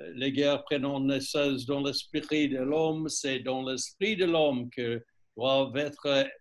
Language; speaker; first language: French; non-native, learner; English